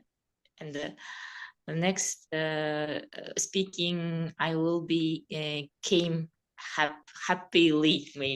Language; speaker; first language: English; non-native, learner; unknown